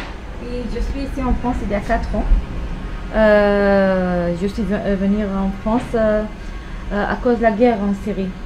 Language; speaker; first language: French; non-native, learner; Arabic